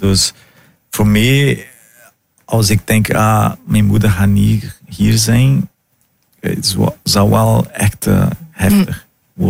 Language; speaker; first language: Dutch; non-native, learner; Portuguese